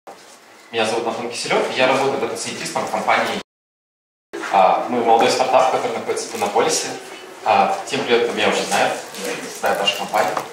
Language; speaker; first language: Russian; native; Russian